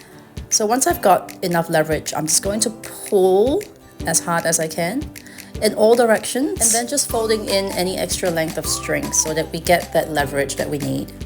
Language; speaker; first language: English; native; English